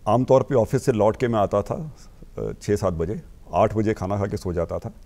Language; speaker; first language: Hindi; native; Hindi